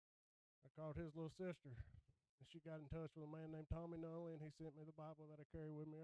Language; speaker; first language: English; native; English